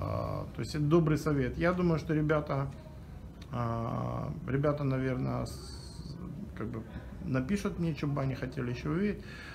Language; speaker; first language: Russian; native; Russian